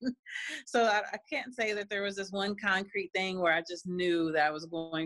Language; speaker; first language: English; native; English